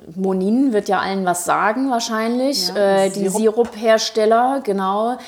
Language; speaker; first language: German; native; German